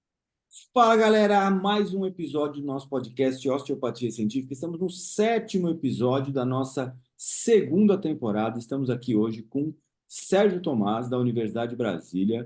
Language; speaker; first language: Portuguese; native; Portuguese